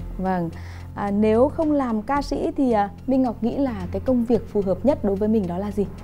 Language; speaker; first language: Vietnamese; native; Vietnamese